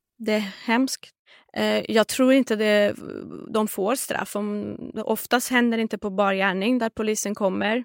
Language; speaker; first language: Swedish; non-native, fluent; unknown